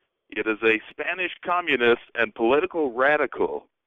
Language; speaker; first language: English; native; English